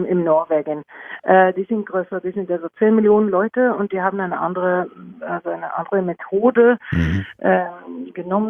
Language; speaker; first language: German; non-native, fluent; Norwegian